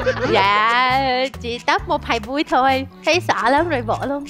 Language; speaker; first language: Vietnamese; non-native, fluent; Russian